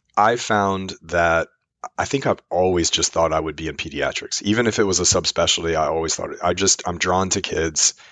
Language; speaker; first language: English; native; English